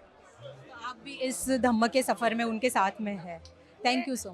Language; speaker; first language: Hindi; native; Hindi